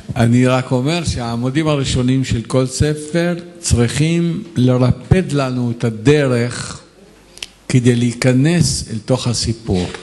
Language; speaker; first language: Hebrew; non-native, fluent; Arabic